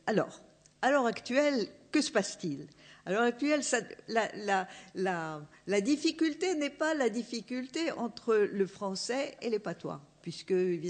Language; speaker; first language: French; native; French